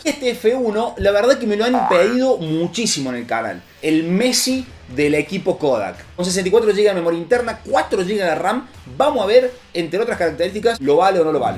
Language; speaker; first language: Spanish; native; Spanish